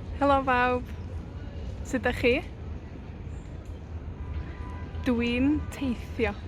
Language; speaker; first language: Welsh; non-native, fluent; Spanish